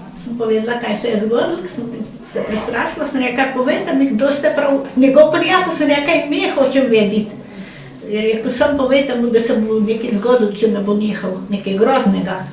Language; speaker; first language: Slovenian; native; Slovenian